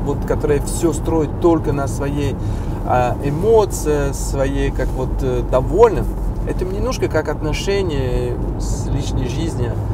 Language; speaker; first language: Russian; non-native, fluent; French